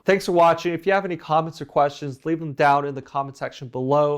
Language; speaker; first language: English; native; English